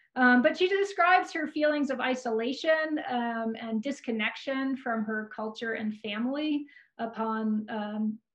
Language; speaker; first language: English; native; English